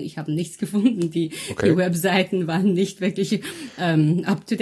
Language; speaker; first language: German; early bilingual, other home language; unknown